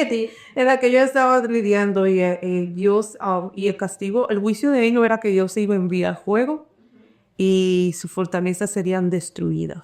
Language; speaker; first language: Spanish; early bilingual, heritage; Spanish